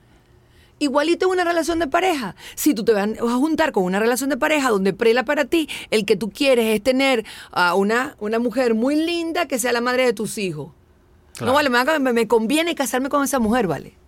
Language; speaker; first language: Spanish; native; Spanish